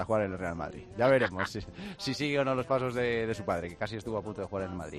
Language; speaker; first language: Spanish; native; Spanish